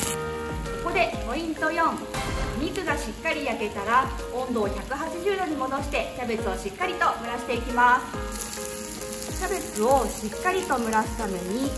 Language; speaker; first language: Japanese; native; Japanese